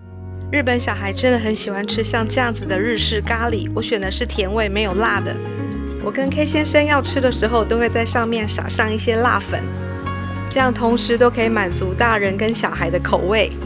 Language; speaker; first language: Chinese; native; Chinese